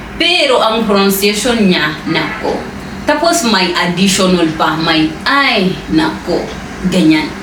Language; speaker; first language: Filipino; non-native, fluent; Swahili